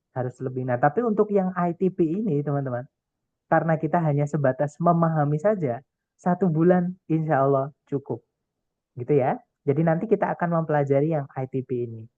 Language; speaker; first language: Indonesian; non-native, local second language; Javanese